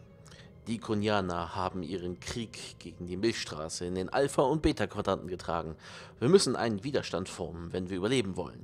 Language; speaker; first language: German; native; German